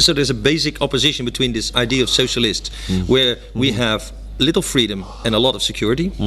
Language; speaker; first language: English; non-native, fluent; Dutch